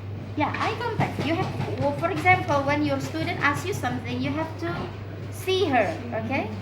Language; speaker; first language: English; non-native, fluent; Indonesian